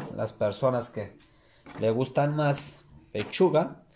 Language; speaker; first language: Spanish; non-native, learner; Turkish